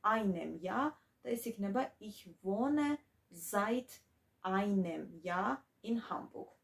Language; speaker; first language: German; non-native, fluent; Georgian